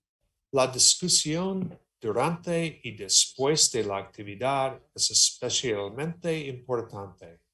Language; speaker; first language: Spanish; non-native, learner; English